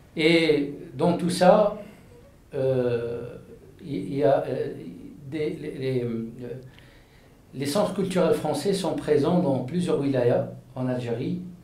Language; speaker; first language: French; non-native, local second language; Arabic